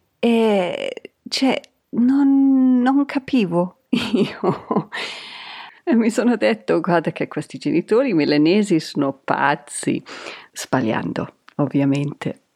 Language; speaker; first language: Italian; non-native, fluent; English